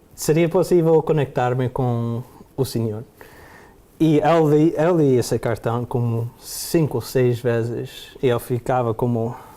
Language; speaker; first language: Portuguese; early bilingual, heritage; Portuguese